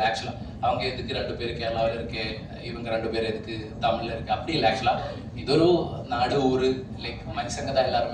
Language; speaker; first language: Tamil; non-native, fluent; Malayalam